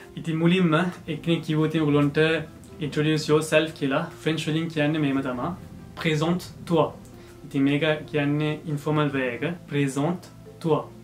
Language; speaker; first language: Sinhala; early bilingual, heritage; Sinhala